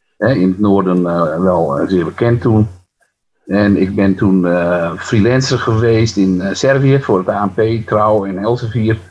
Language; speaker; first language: Dutch; non-native, local second language; Western Frisian